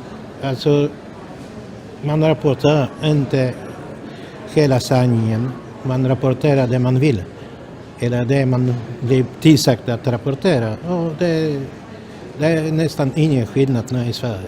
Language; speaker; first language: Swedish; non-native, fluent; Polish